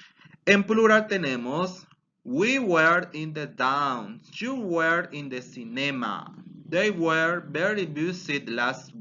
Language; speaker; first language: English; non-native, fluent; Spanish